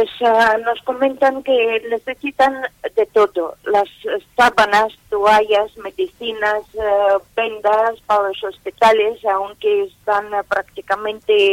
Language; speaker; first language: Spanish; non-native, fluent; Ukrainian